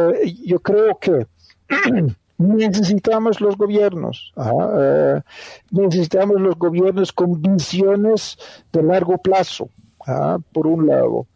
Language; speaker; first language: Spanish; non-native, fluent; Dutch